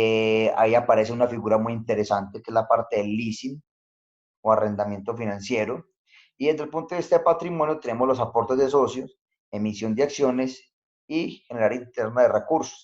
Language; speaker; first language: Spanish; native; Spanish